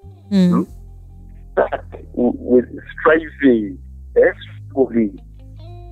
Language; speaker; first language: English; non-native, local second language; Ganda